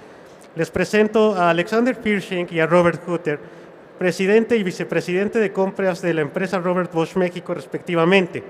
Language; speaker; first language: Spanish; native; Spanish